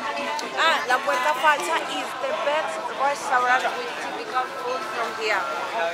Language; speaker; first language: English; non-native, learner; Spanish